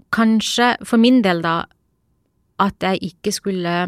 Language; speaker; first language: Norwegian; early bilingual, other home language; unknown